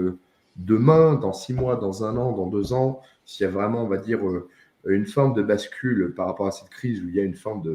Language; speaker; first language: French; native; French